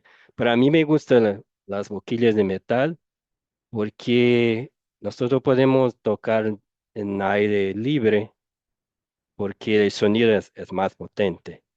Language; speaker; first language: Spanish; non-native, fluent; Portuguese